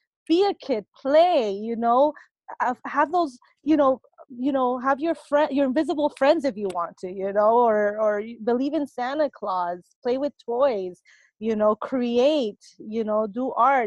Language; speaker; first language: English; early bilingual, other home language; Spanish